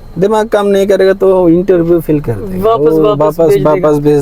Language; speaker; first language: Hindi; non-native, fluent; Bangla